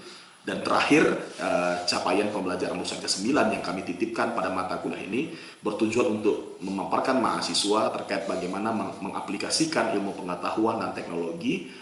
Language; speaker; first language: Indonesian; native; Indonesian